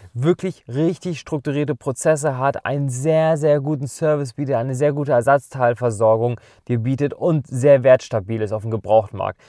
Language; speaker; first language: German; native; German